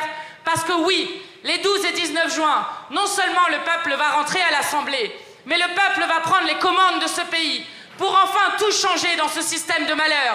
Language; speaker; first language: French; native; French